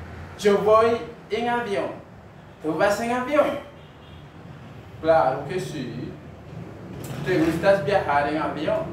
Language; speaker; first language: Spanish; non-native, fluent; Haitian Creole